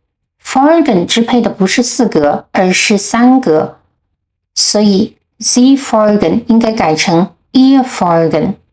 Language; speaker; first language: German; non-native, fluent; Chinese